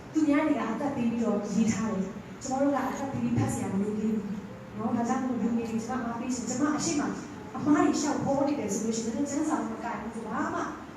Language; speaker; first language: Burmese; non-native, local second language; Hakha Chin